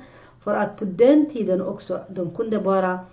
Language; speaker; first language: Swedish; non-native, fluent; Arabic